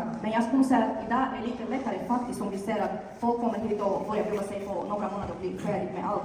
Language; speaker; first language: Swedish; non-native, fluent; Bulgarian